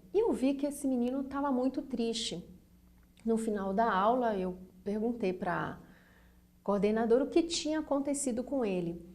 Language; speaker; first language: Portuguese; native; Portuguese